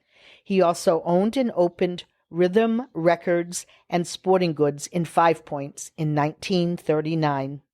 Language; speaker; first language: English; native; English